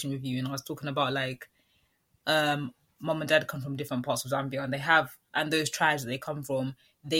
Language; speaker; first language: English; native; English